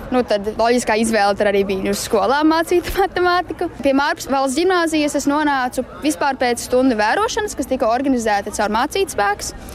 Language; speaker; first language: Latvian; native; Latvian